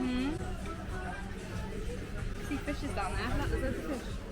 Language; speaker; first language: English; native; English